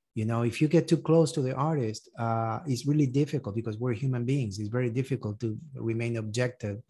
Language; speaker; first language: English; non-native, fluent; Spanish